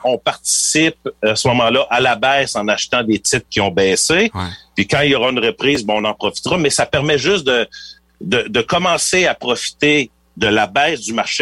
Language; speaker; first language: French; native; French